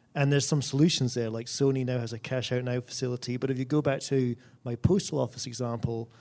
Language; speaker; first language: English; native; English